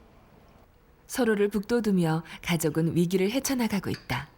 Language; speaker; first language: Korean; native; Korean